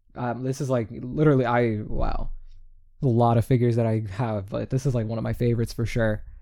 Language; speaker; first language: English; native; English